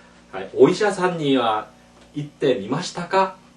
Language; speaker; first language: Japanese; non-native, fluent; Korean